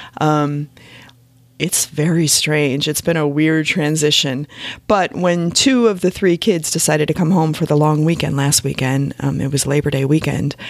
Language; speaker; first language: English; native; English